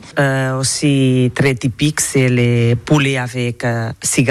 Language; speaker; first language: French; non-native, learner; Catalan